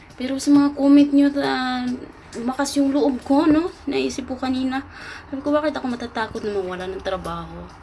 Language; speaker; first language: Filipino; non-native, local second language; Cebuano